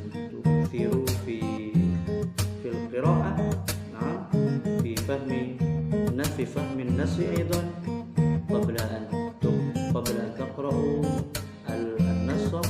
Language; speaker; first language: Arabic; non-native, fluent; Indonesian